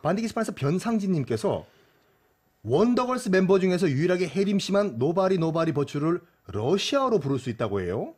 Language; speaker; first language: Korean; native; Korean